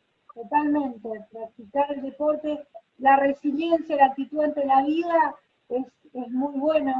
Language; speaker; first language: Spanish; native; Spanish